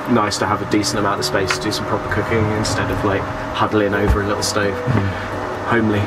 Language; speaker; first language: English; native; English